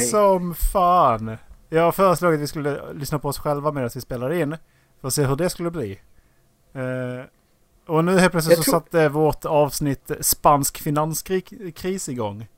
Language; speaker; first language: Swedish; native; Swedish